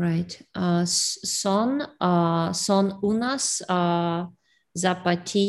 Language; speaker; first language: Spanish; non-native, learner; English